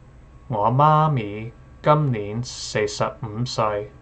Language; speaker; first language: Cantonese; non-native, learner; English